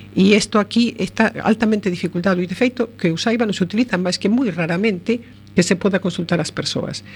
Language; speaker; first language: Galician; native; Galician